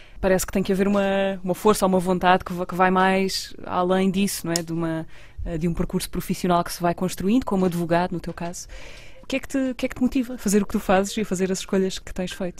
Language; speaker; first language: Portuguese; native; Portuguese